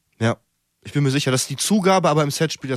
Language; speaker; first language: German; native; German